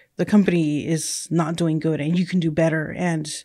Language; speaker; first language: English; early bilingual, other home language; Spanish